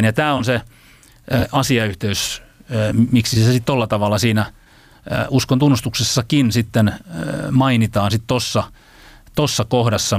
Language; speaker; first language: Finnish; native; Finnish